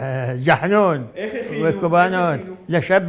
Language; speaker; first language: Hebrew; non-native, fluent; Arabic